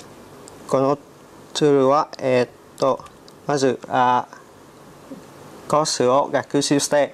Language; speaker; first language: Japanese; non-native, learner; Vietnamese